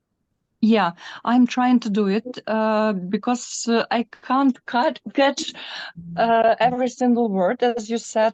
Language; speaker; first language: English; non-native, learner; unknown